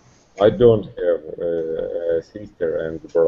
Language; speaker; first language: English; non-native, learner; Russian